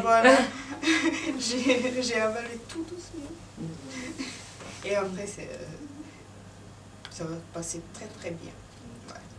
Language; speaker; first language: French; non-native, fluent; Serbian